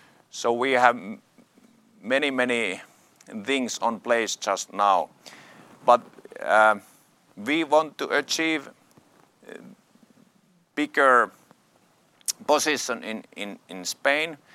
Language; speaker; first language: English; non-native, fluent; Finnish